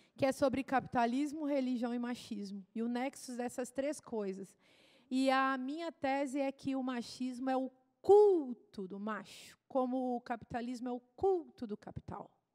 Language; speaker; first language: Portuguese; native; Portuguese